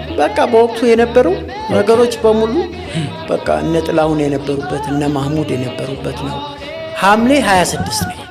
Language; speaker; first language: Amharic; non-native, local second language; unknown